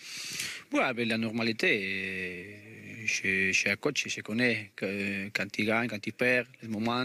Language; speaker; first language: French; non-native, learner; Spanish